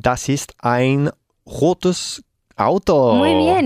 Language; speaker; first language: German; non-native, fluent; Spanish